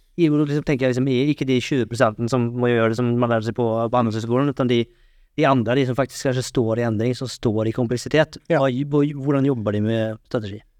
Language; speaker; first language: Swedish; non-native, fluent; Norwegian